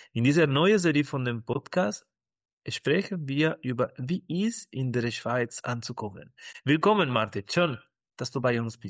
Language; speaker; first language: German; non-native, fluent; Spanish